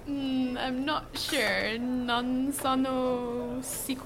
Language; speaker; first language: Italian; non-native, learner; English